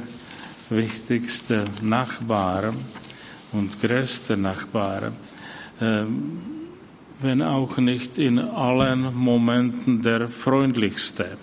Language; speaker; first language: German; non-native, fluent; Czech